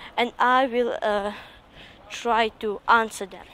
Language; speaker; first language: English; non-native, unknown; Russian